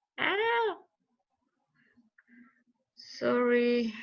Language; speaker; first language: English; non-native, learner; Spanish